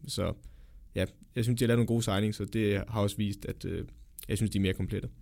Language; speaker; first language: Danish; native; Danish